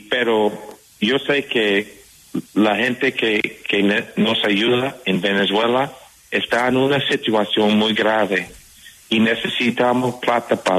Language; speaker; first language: Spanish; non-native, fluent; English